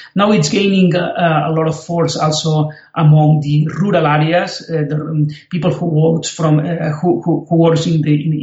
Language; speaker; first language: English; non-native, fluent; Spanish